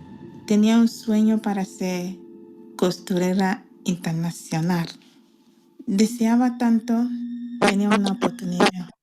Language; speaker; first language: Spanish; non-native, learner; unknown